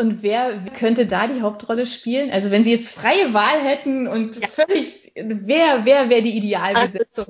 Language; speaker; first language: German; native; German